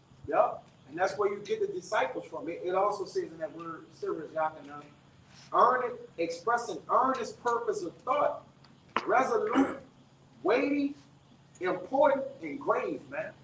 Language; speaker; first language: English; native; English